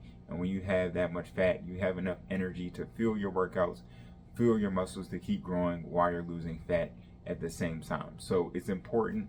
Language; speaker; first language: English; native; English